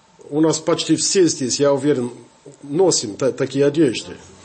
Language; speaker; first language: Russian; non-native, fluent; English